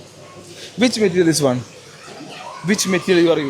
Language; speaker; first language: English; non-native, learner; Malayalam